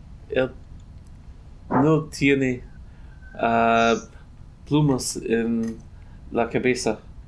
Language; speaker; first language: Spanish; non-native, learner; English